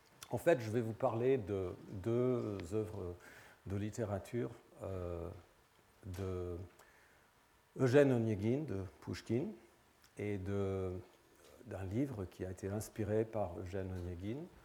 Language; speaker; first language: French; non-native, fluent; English